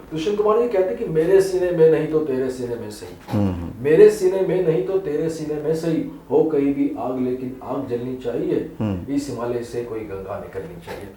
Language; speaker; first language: Hindi; non-native, local second language; Gujarati